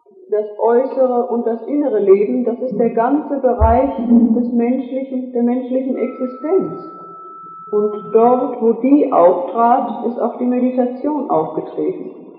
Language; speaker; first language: German; native; German